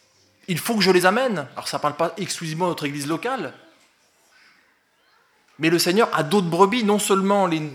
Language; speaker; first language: French; native; French